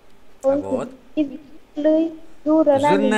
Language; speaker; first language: Russian; non-native, learner; Vietnamese